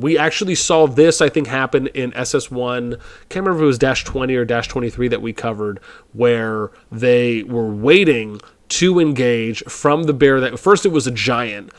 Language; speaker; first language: English; native; English